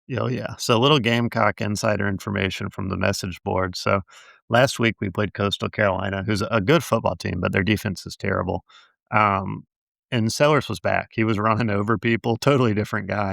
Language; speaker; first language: English; native; English